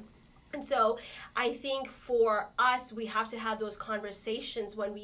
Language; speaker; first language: English; non-native, local second language; Malayalam